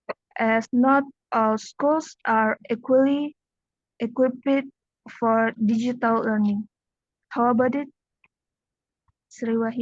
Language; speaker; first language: English; non-native, fluent; Indonesian